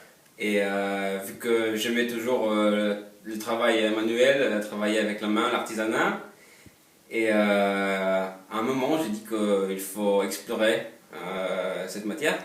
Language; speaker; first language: French; non-native, fluent; Polish